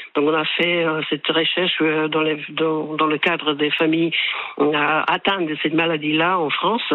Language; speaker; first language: French; non-native, fluent; Slovak